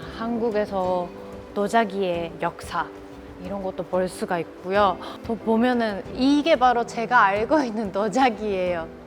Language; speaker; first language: Korean; non-native, fluent; Japanese